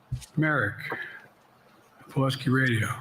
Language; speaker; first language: English; native; English